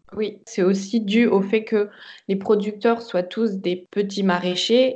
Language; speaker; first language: French; native; French